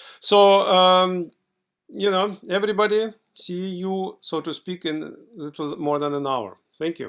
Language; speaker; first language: English; non-native, fluent; Russian